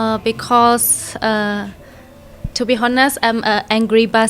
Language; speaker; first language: English; non-native, learner; Chinese